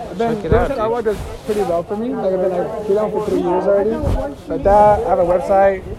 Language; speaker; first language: English; native; English